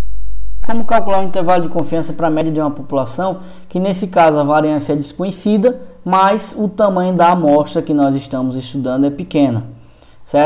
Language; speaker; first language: Portuguese; native; Portuguese